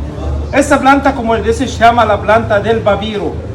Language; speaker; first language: Portuguese; non-native, learner; Arabic